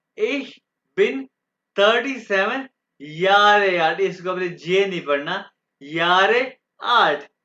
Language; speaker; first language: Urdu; non-native, local second language; Punjabi